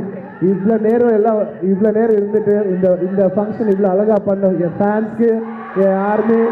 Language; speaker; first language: Tamil; non-native, local second language; Telugu